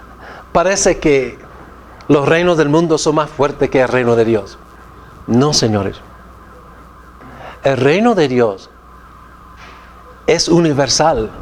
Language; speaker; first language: Spanish; non-native, fluent; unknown